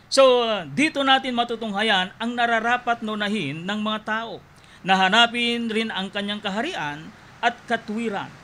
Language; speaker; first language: Filipino; non-native, local second language; Iloko